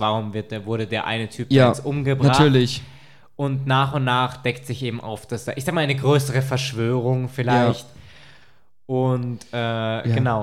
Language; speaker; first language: German; native; German